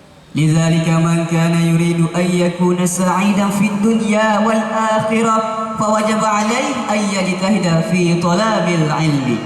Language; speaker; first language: Arabic; non-native, learner; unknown